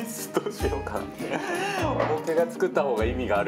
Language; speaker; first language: Japanese; native; Japanese